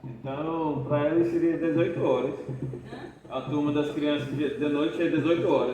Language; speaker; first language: Portuguese; non-native, fluent; English